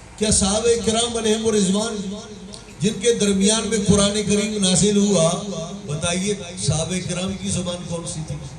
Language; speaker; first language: Urdu; non-native, local second language; Sindhi